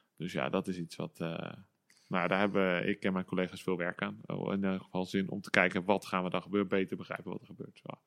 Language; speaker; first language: Dutch; native; Dutch